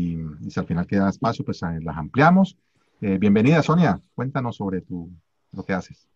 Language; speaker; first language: Spanish; native; Spanish